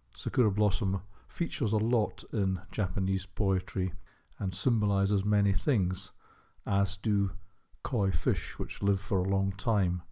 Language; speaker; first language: English; native; English